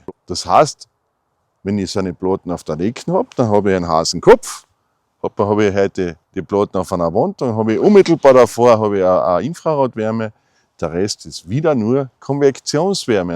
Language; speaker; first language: German; native; German